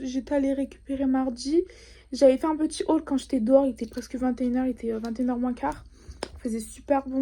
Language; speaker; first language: French; native; French